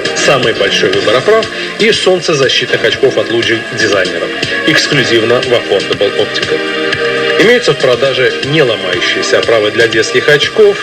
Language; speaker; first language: Russian; native; Russian